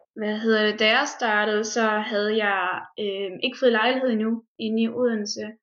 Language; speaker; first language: Danish; native; Danish